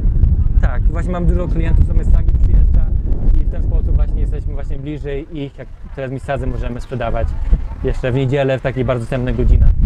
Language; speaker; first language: Polish; early bilingual, heritage; Polish